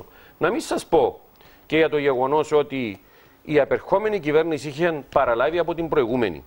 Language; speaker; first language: Greek; native; Greek